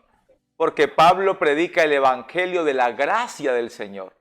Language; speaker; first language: Spanish; native; Spanish